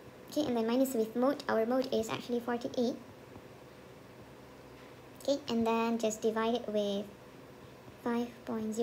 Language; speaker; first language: English; non-native, local second language; Malay